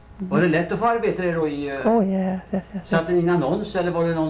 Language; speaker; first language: Swedish; native; Swedish